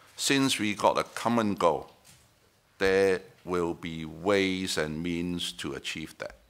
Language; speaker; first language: English; non-native, local second language; Cantonese